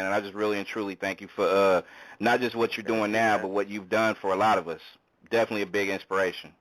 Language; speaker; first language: English; native; English